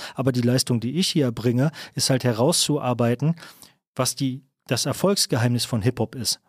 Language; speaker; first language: German; native; German